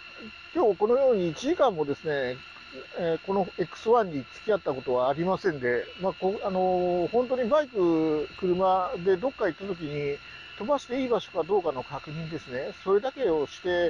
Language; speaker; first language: Japanese; native; Japanese